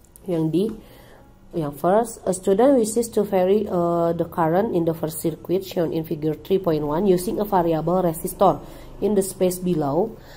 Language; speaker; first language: English; non-native, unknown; Indonesian